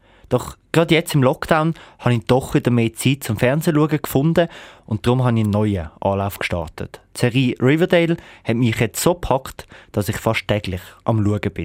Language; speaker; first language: German; native; German